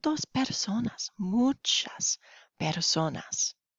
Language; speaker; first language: Spanish; non-native, fluent; English